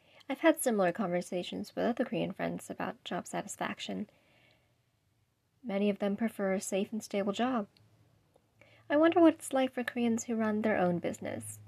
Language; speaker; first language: English; native; English